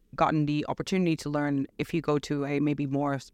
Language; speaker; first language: English; non-native, fluent; Dutch